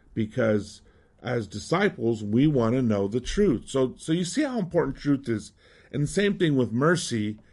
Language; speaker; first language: English; native; English